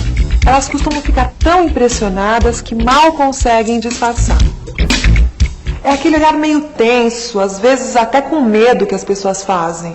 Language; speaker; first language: Portuguese; native; Portuguese